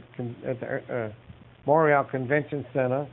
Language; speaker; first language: English; native; English